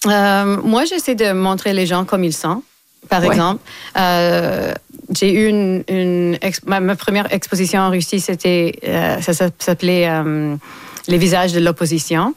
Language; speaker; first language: French; non-native, local second language; English